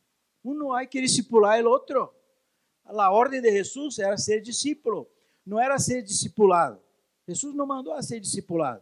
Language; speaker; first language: Spanish; non-native, learner; Portuguese